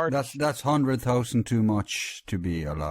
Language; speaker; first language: English; non-native, fluent; Norwegian